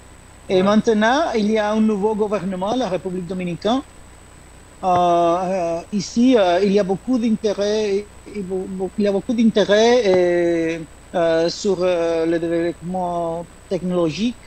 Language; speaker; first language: French; non-native, fluent; Spanish